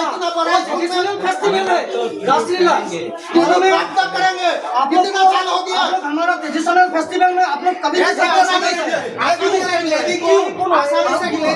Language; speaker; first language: Hindi; non-native, local second language; Assamese